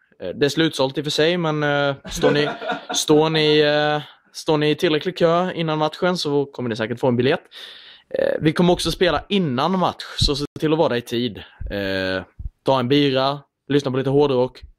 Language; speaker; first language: Swedish; native; Swedish